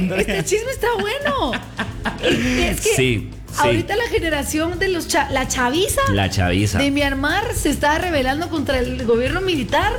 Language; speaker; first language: Spanish; native; Spanish